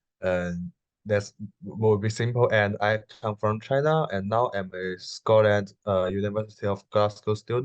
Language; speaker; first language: English; non-native, learner; Chinese